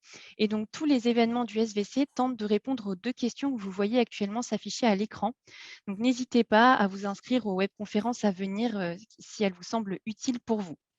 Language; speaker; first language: French; native; French